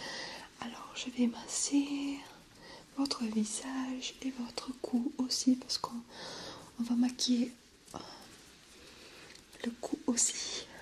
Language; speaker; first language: French; non-native, fluent; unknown